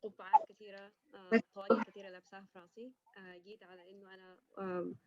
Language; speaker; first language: Arabic; native; Arabic